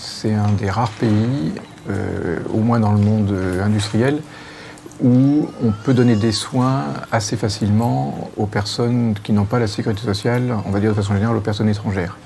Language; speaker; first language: French; native; French